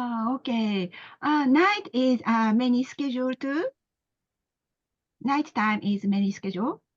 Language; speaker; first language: English; non-native, learner; Japanese